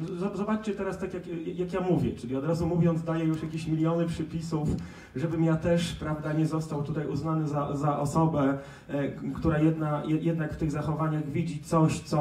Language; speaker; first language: Polish; native; Polish